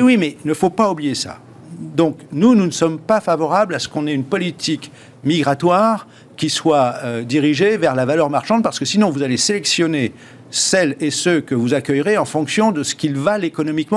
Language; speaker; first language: French; native; French